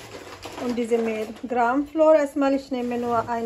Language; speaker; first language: German; non-native, learner; Urdu